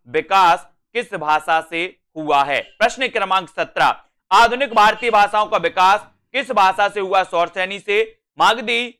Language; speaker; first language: Hindi; native; Hindi